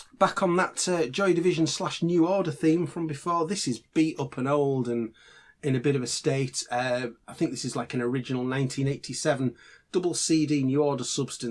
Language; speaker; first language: English; native; English